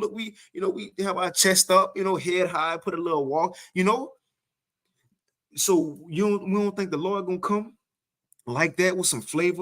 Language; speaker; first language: English; native; English